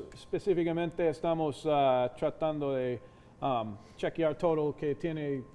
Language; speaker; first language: Spanish; non-native, fluent; English